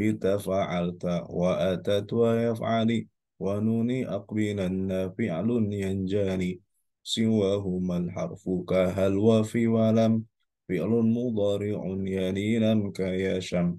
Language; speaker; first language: Arabic; non-native, fluent; Indonesian